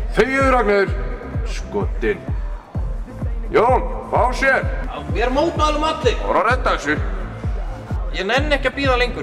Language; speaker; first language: Icelandic; native; Icelandic